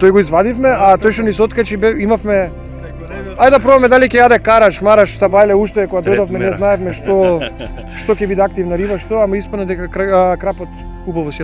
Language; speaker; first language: Macedonian; native; Macedonian